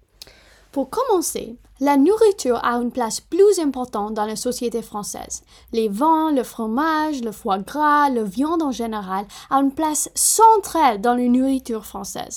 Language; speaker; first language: French; non-native, fluent; Punjabi